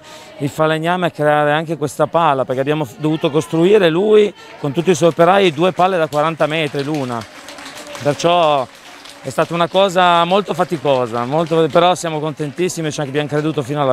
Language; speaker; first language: Italian; native; Italian